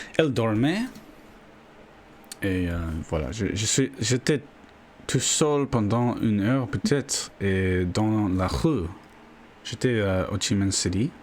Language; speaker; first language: French; non-native, learner; English